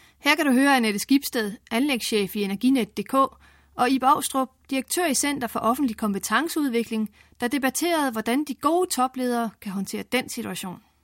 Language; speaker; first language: Danish; native; Danish